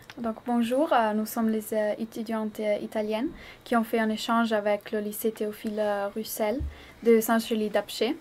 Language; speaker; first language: French; non-native, fluent; Italian